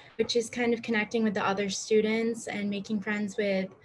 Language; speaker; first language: English; native; English